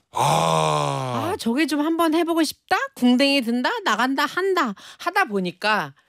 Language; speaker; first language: Korean; native; Korean